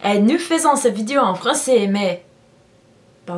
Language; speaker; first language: French; non-native, learner; English